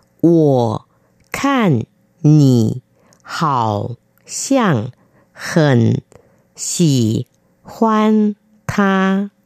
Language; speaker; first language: Chinese; non-native, fluent; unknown